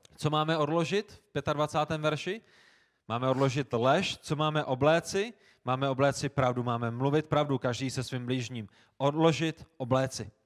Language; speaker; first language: Czech; native; Czech